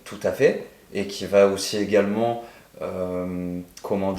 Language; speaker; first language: French; native; French